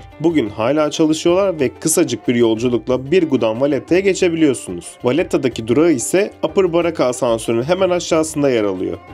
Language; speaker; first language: Turkish; native; Turkish